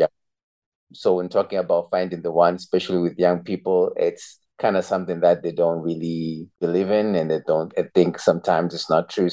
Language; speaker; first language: English; non-native, local second language; Shona